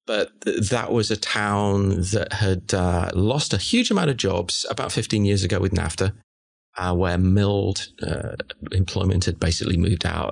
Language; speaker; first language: English; native; English